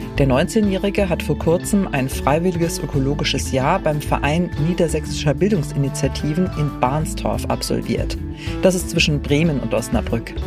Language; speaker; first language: German; native; German